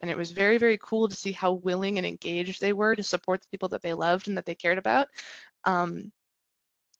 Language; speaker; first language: English; native; English